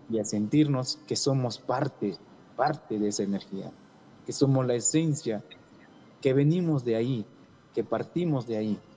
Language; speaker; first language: Spanish; non-native, local second language; Shipibo-Conibo